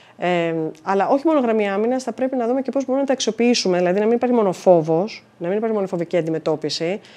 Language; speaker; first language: Greek; native; Greek